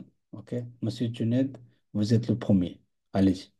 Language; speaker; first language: French; non-native, fluent; Bangla